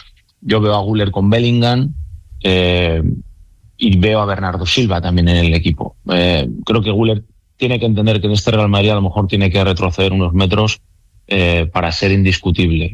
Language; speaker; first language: Spanish; native; Spanish